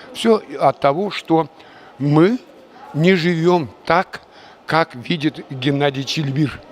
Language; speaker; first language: Russian; non-native, local second language; Chuvash